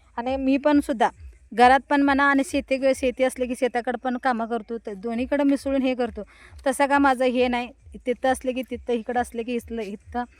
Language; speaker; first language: Marathi; non-native, local second language; Kannada